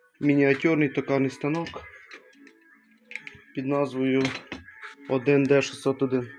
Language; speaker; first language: Ukrainian; native; Ukrainian